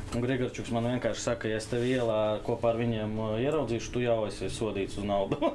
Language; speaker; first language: Latvian; non-native, local second language; Russian